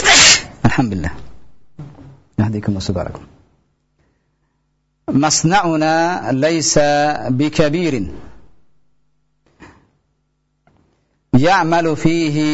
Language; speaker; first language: Arabic; non-native, fluent; Indonesian